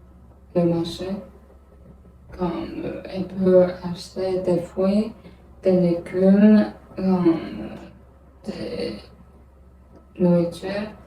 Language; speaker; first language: French; non-native, learner; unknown